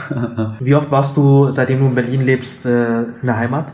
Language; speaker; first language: German; native; German